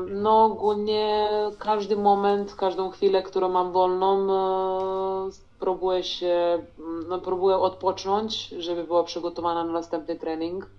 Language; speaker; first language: Polish; non-native, fluent; Serbian